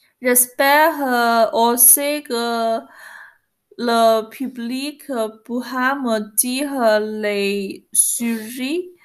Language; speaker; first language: French; non-native, learner; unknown